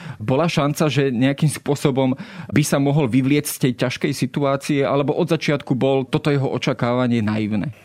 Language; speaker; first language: Slovak; native; Slovak